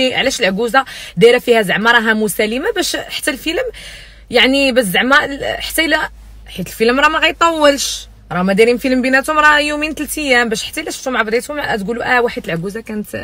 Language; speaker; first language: Arabic; native; Arabic